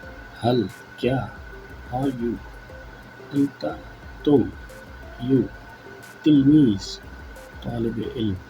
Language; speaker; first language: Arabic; non-native, fluent; Urdu